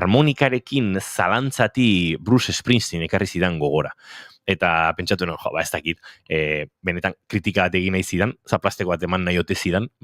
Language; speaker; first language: Basque; native; Basque